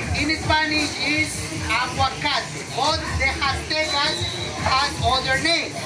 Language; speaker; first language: English; non-native, fluent; Spanish